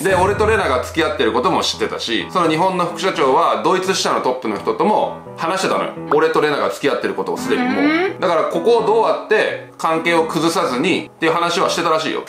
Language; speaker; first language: Japanese; native; Japanese